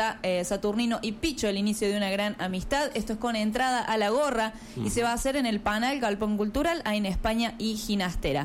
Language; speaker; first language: Spanish; native; Spanish